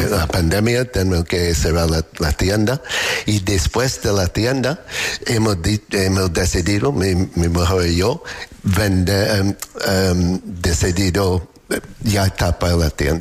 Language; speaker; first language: Spanish; non-native, learner; English